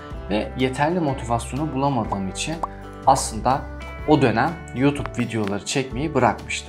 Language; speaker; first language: Turkish; native; Turkish